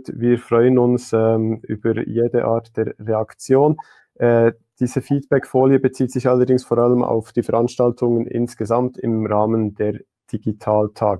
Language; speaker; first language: German; native; German